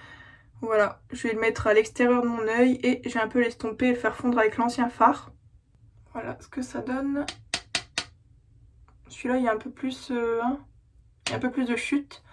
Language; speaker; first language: French; native; French